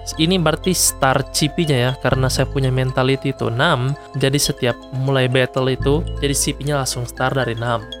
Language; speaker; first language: Indonesian; native; Indonesian